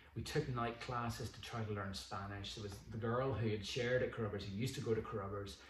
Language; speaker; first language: English; native; English